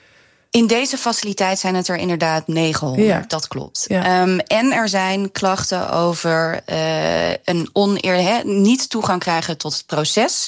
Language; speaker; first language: Dutch; native; Dutch